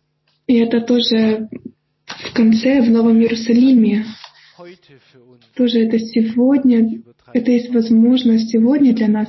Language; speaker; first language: Russian; non-native, fluent; German